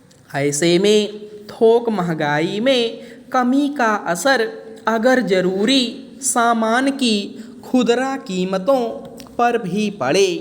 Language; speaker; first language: Hindi; native; Hindi